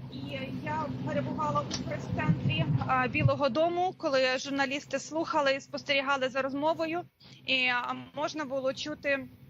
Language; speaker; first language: Ukrainian; native; Ukrainian